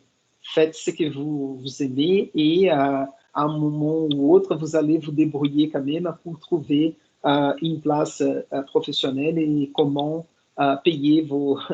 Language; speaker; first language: French; non-native, fluent; Portuguese